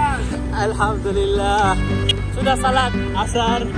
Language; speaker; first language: Indonesian; non-native, learner; Arabic